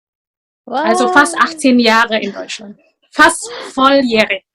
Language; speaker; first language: German; non-native, fluent; Indonesian